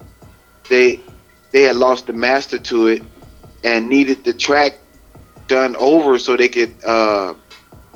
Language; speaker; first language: English; native; English